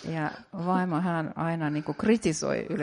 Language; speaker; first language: Finnish; non-native, fluent; Russian